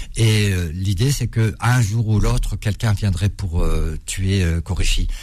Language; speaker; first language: French; early bilingual, other home language; Arabic